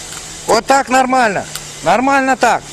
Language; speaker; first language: Russian; non-native, local second language; Romanian